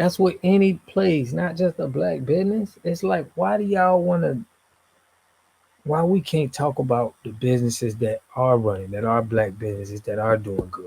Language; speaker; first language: English; native; English